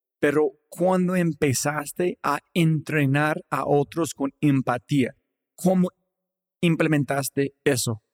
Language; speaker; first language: Spanish; non-native, fluent; English